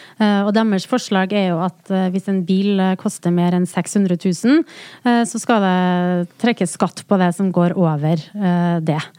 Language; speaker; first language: Norwegian; native; Norwegian